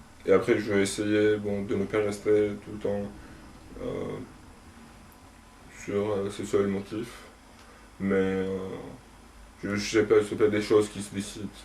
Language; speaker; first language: French; non-native, local second language; Arabic